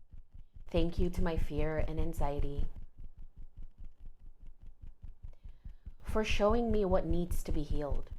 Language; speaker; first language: English; native; English